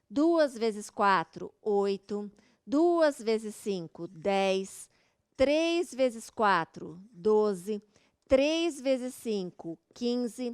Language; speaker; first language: Portuguese; native; Portuguese